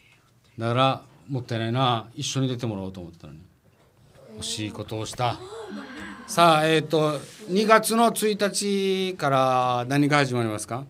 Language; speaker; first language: Japanese; native; Japanese